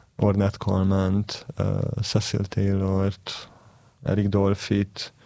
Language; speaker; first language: Hungarian; early bilingual, heritage; Hungarian